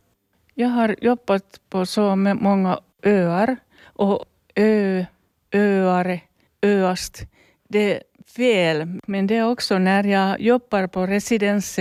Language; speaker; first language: Swedish; non-native, local second language; Finnish